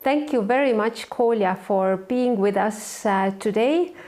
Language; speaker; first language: English; non-native, fluent; Estonian